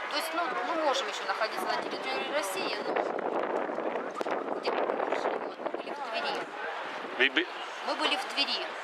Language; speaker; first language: Russian; native; Russian